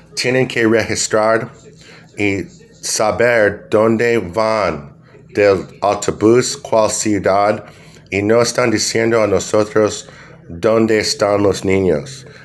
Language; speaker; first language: Spanish; non-native, learner; English